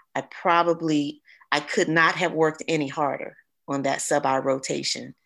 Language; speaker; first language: English; native; English